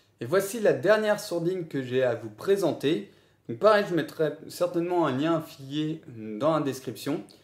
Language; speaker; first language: French; native; French